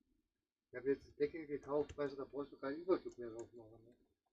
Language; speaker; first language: German; native; German